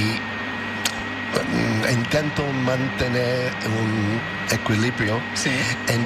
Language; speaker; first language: Spanish; non-native, learner; English